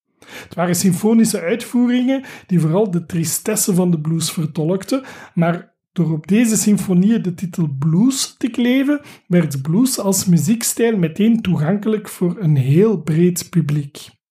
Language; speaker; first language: Dutch; native; Dutch